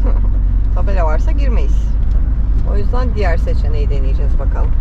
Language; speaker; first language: Turkish; native; Turkish